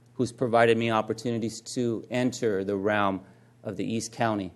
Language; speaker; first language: English; native; English